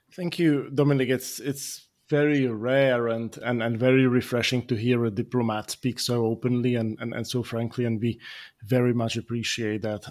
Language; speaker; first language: English; non-native, fluent; Slovak